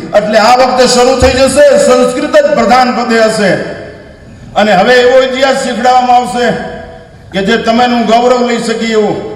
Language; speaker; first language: Gujarati; native; Gujarati